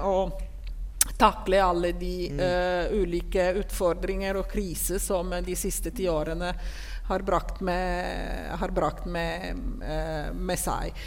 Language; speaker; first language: Norwegian; non-native, fluent; Italian